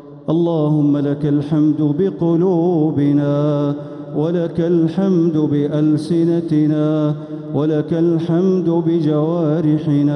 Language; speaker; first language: Arabic; native; Arabic